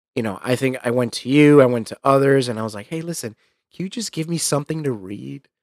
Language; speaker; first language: English; native; English